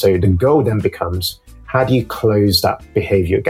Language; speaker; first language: English; non-native, local second language; Yoruba